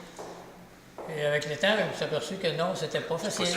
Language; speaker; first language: French; native; French